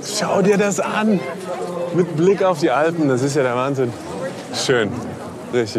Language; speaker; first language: German; native; German